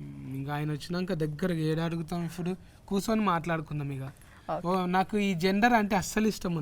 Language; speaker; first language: Telugu; native; Telugu